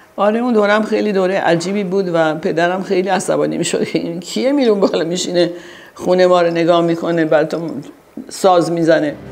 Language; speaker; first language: Persian; early bilingual, heritage; Persian